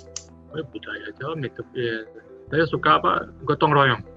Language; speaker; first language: Indonesian; non-native, learner; French